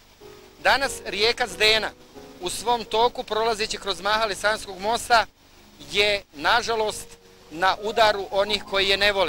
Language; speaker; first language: Bosnian; native; Bosnian